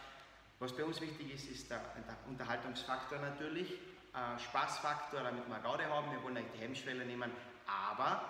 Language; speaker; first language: German; native; German